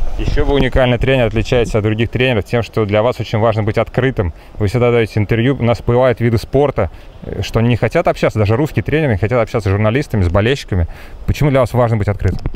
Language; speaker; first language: Russian; native; Russian